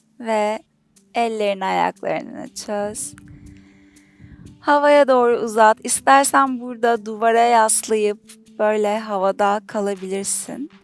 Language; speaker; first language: Turkish; native; Turkish